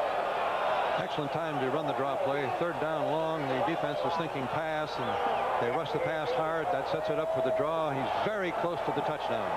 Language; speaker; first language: English; native; English